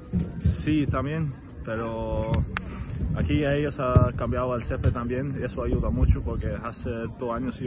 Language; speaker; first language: Spanish; non-native, learner; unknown